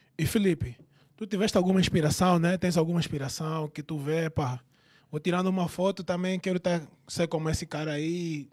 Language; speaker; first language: Portuguese; native; Portuguese